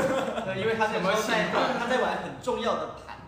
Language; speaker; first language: Chinese; native; Chinese